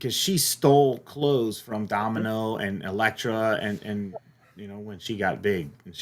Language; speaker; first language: English; native; English